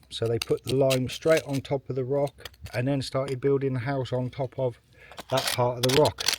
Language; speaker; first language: English; native; English